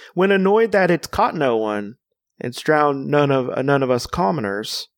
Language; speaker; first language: English; early bilingual, other home language; Spanish